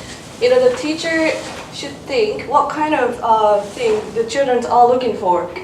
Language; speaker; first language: English; non-native, learner; Japanese